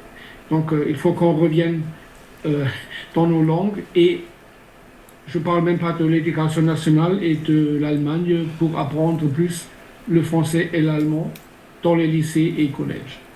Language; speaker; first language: French; non-native, fluent; German